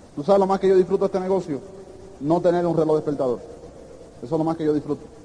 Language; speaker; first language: Spanish; early bilingual, heritage; Spanish